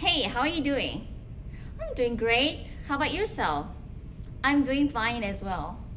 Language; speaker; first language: English; non-native, fluent; Korean